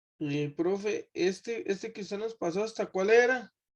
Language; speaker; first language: Spanish; native; Spanish